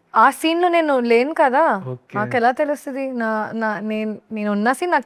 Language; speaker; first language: Telugu; non-native, learner; Hindi